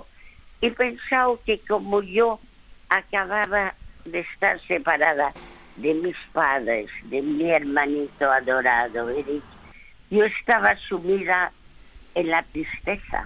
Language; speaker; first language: Spanish; early bilingual, other home language; French